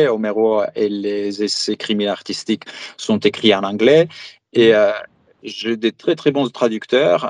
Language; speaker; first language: French; non-native, fluent; Greek